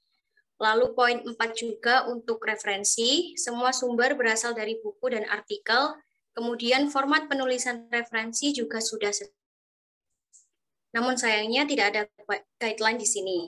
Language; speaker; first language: Indonesian; native; Indonesian